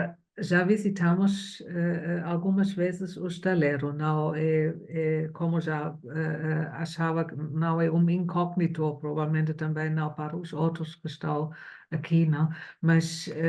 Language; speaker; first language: Portuguese; non-native, fluent; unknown